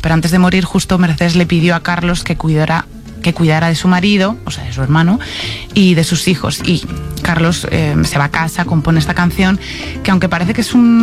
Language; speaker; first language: Spanish; native; Spanish